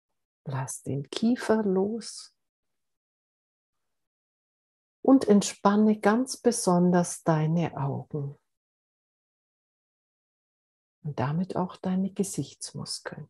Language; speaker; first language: German; native; German